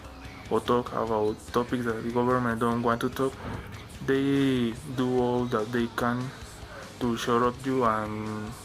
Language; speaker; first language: English; non-native, learner; Spanish